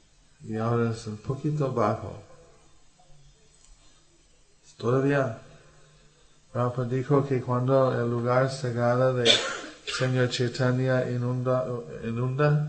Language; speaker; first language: Spanish; non-native, learner; English